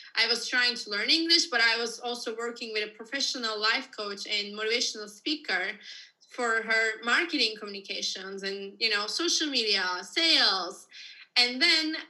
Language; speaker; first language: English; non-native, fluent; Turkish